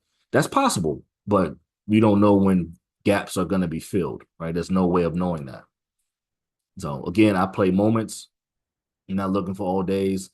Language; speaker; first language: English; native; English